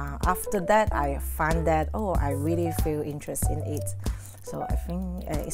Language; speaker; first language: English; non-native, learner; Cantonese